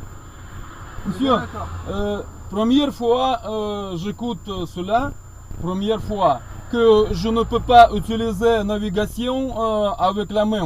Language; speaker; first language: French; non-native, learner; Russian